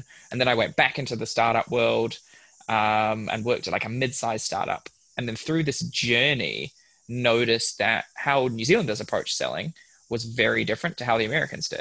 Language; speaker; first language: English; native; English